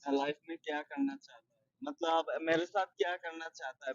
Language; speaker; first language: Hindi; non-native, learner; Bangla